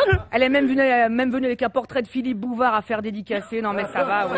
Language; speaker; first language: French; native; French